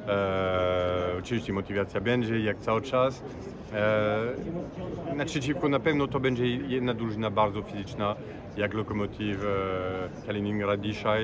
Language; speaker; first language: Polish; non-native, fluent; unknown